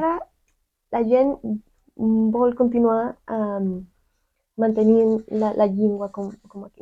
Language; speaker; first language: Catalan; non-native, fluent; Spanish